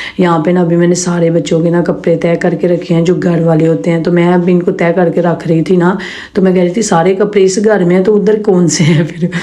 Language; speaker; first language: Urdu; non-native, local second language; Punjabi